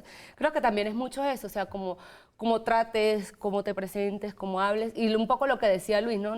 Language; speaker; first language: Spanish; native; Spanish